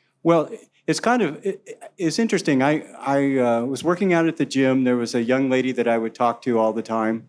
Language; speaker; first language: English; native; English